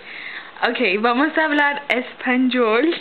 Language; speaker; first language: Spanish; non-native, learner; English